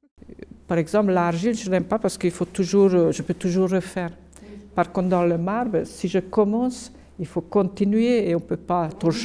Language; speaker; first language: French; non-native, fluent; Hungarian